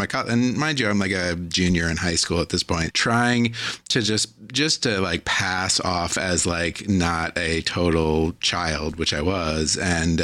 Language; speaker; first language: English; native; English